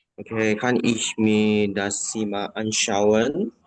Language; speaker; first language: German; non-native, learner; Indonesian